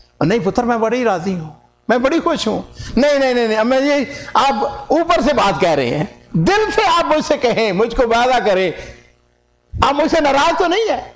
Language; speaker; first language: Urdu; non-native, local second language; Punjabi